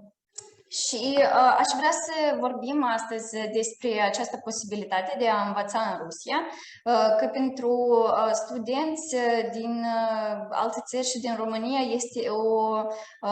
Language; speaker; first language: Romanian; non-native, fluent; Russian